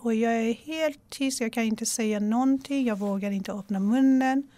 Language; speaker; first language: Swedish; non-native, fluent; Persian